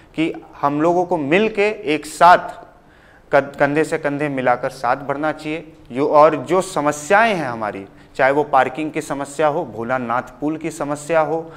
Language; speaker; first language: Hindi; native; Hindi